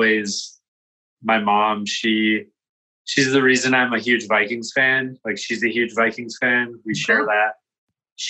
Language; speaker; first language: English; native; English